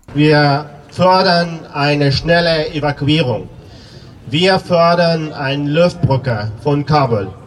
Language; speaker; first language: German; non-native, fluent; Persian